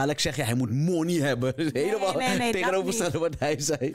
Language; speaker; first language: Dutch; native; Dutch